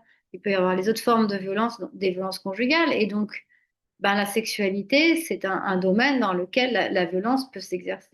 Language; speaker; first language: French; native; French